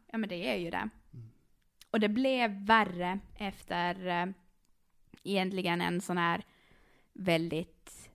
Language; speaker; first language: Swedish; native; Swedish